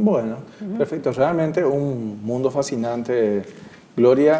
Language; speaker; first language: Spanish; native; Spanish